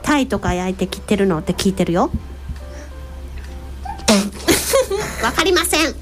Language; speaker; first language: Japanese; native; Japanese